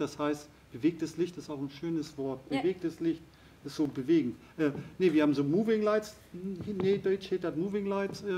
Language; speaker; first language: German; native; German